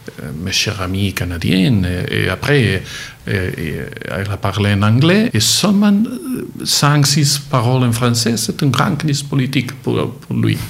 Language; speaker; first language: French; non-native, learner; Catalan